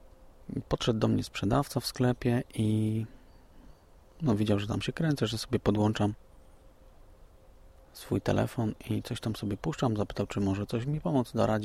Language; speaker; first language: Polish; native; Polish